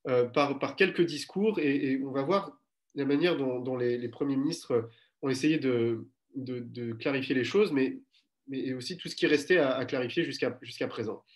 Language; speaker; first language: French; native; French